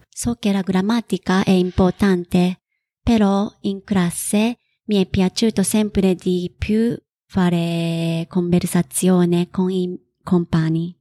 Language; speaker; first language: Italian; non-native, fluent; Japanese